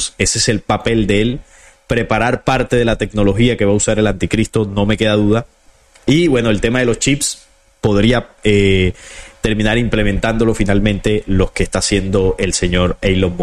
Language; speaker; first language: Spanish; native; Spanish